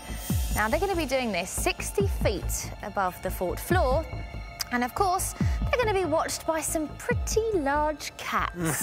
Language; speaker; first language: English; native; English